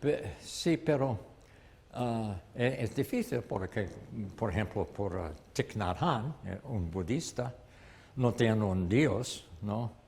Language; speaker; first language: Spanish; non-native, learner; English